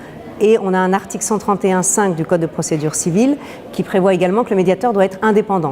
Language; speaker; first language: French; native; French